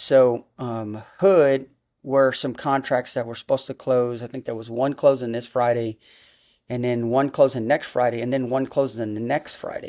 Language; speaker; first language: English; native; English